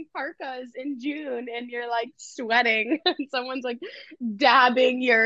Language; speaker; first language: English; native; English